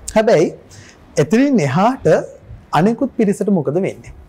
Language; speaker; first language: Sinhala; native; Sinhala